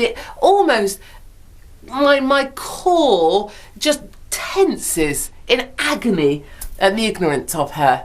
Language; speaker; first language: English; native; English